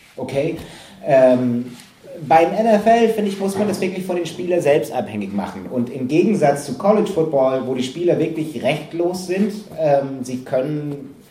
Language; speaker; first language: German; non-native, fluent; English